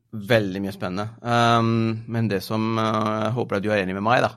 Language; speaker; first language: Norwegian; non-native, fluent; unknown